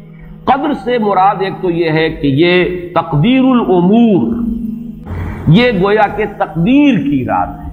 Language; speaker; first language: Urdu; native; Urdu